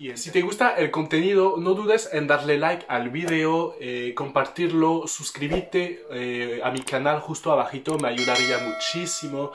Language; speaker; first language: Spanish; non-native, fluent; French